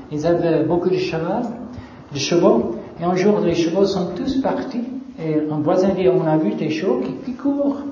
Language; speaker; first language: French; non-native, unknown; English